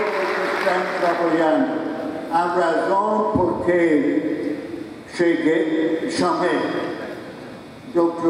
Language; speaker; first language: Portuguese; non-native, fluent; English